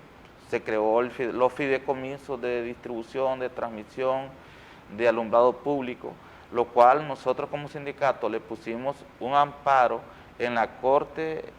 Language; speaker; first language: Spanish; native; Spanish